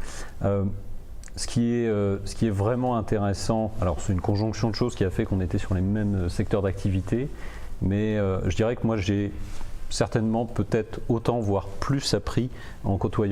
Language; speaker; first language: French; native; French